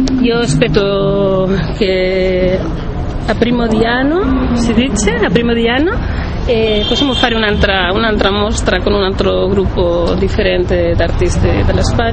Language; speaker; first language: Italian; non-native, learner; Spanish